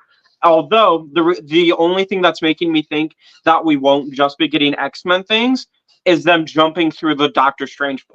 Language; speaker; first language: English; native; English